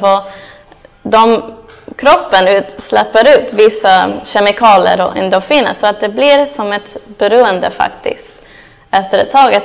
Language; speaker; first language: Swedish; non-native, fluent; English